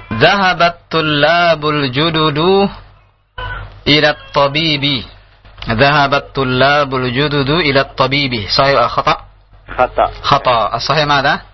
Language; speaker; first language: Arabic; non-native, fluent; Indonesian